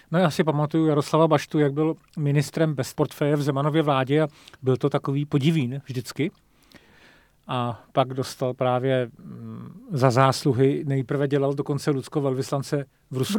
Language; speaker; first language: Czech; native; Czech